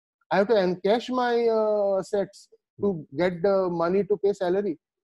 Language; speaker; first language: English; non-native, local second language; Konkani